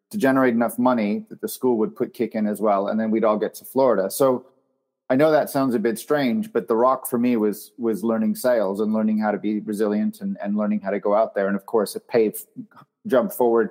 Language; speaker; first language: English; native; English